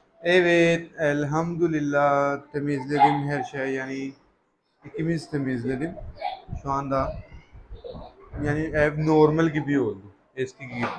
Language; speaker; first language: Turkish; non-native, learner; Urdu